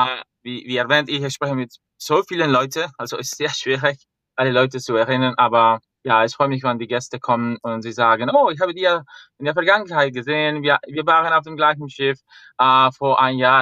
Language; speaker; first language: German; non-native, fluent; Spanish